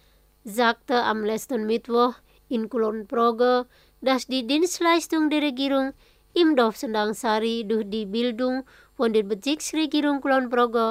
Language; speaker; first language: German; non-native, fluent; Indonesian